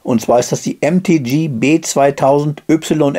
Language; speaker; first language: German; native; German